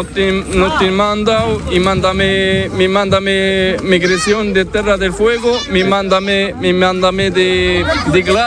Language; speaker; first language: Spanish; non-native, learner; Arabic